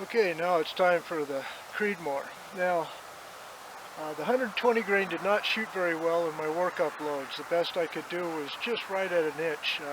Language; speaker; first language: English; native; English